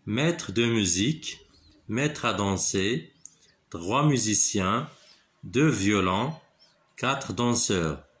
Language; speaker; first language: French; non-native, local second language; Arabic